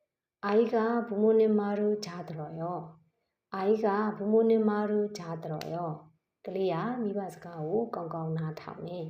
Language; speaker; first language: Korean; non-native, fluent; Burmese